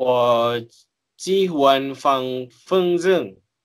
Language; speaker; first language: Chinese; non-native, learner; Malay